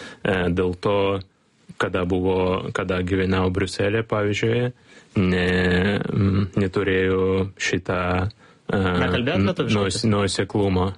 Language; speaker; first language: Lithuanian; non-native, learner; Ukrainian